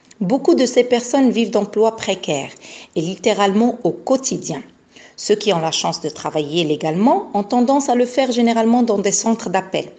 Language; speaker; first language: French; non-native, local second language; Arabic